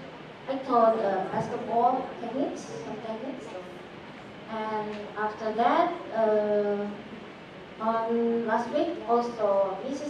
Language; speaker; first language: English; non-native, fluent; Indonesian